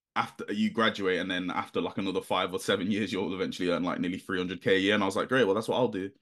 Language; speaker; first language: English; native; English